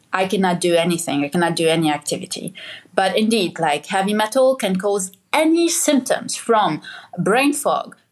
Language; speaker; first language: English; non-native, fluent; Arabic